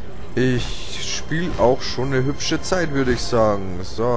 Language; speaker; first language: German; native; German